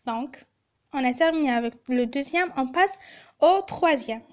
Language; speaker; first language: French; non-native, local second language; Arabic